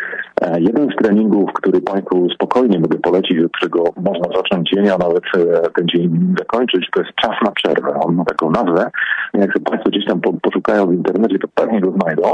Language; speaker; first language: Polish; native; Polish